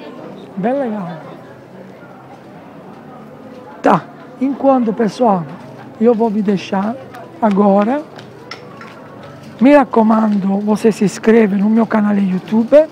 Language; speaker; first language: Portuguese; non-native, learner; Italian